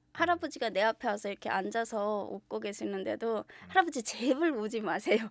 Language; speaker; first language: Korean; native; Korean